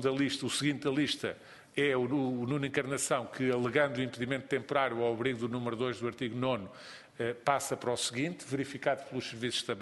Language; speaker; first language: Portuguese; native; Portuguese